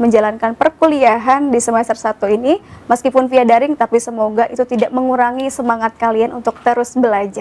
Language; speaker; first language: Indonesian; native; Indonesian